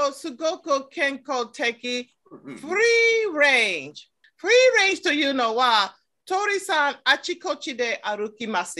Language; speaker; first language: Japanese; non-native, learner; English